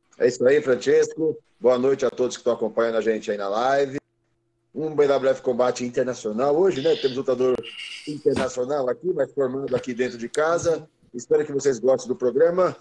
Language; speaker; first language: Portuguese; native; Portuguese